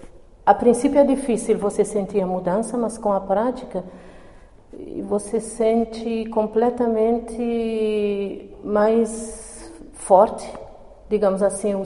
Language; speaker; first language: Portuguese; non-native, local second language; Kabuverdianu